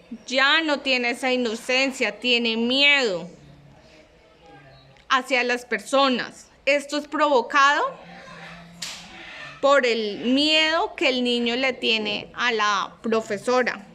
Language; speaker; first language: Spanish; native; Spanish